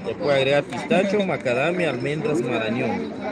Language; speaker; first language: Spanish; native; Spanish